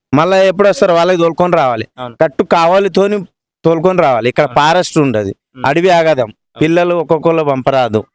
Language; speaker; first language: Telugu; non-native, local second language; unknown